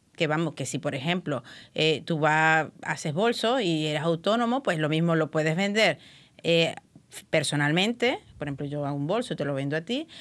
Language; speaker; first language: Spanish; native; Spanish